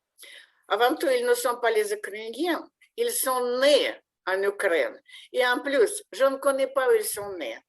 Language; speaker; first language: French; non-native, fluent; Russian